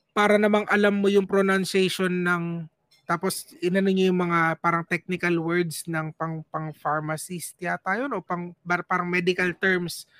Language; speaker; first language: Filipino; non-native, local second language; Cebuano